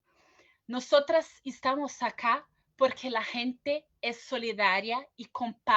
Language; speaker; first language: Spanish; non-native, fluent; Portuguese